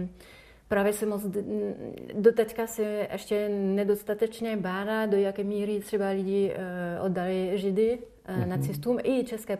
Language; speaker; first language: Czech; non-native, fluent; French